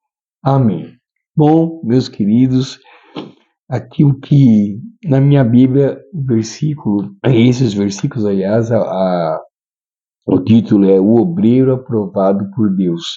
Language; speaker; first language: Portuguese; native; Portuguese